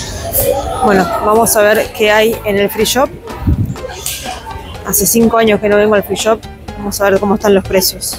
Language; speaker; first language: Spanish; native; Spanish